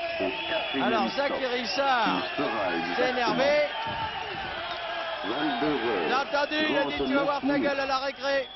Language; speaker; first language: French; native; French